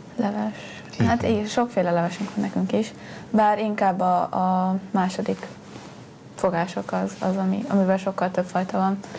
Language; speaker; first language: Hungarian; early bilingual, other home language; Spanish